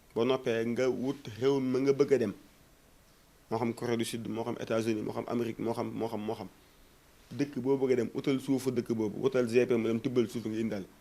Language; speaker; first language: Wolof; non-native, local second language; Fula